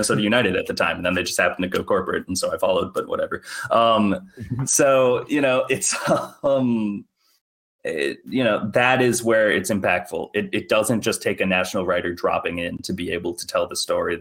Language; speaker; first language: English; native; English